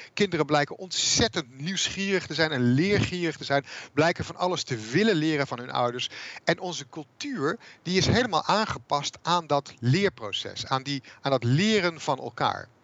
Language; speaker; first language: Dutch; native; Dutch